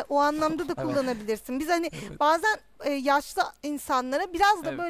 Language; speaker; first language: Turkish; native; Turkish